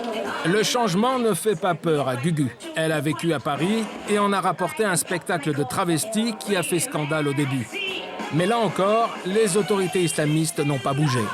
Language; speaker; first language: French; native; French